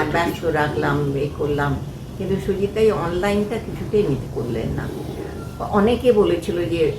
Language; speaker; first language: Bangla; native; Bangla